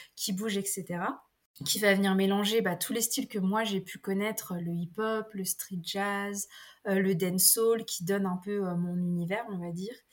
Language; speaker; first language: French; native; French